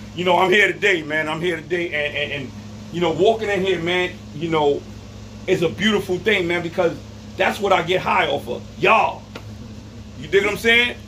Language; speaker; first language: English; native; English